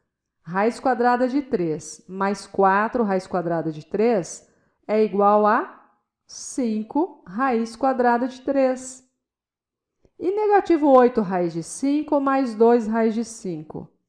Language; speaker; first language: Portuguese; native; Portuguese